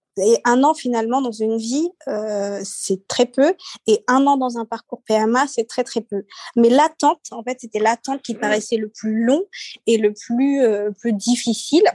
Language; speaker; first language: French; early bilingual, other home language; Seselwa Creole French